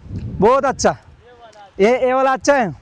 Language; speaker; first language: Hindi; non-native, learner; Bangla